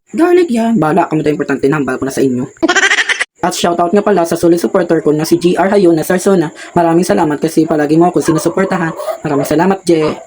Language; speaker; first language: Filipino; non-native, local second language; Hiligaynon